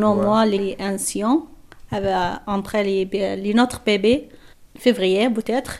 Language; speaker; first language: French; non-native, learner; Arabic